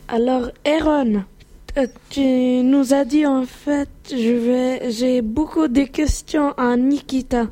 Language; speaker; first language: French; non-native, learner; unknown